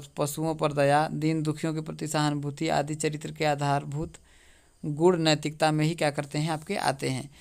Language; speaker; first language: Hindi; native; Hindi